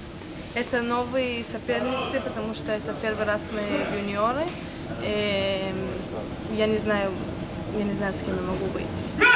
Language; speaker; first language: Russian; early bilingual, heritage; Russian